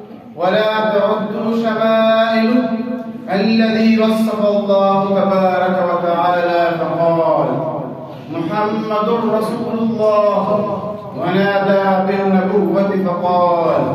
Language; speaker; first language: Arabic; non-native, learner; Urdu